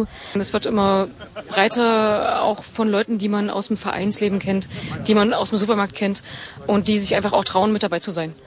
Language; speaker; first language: German; native; German